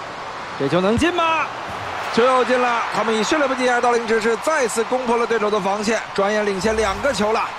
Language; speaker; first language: Chinese; native; Chinese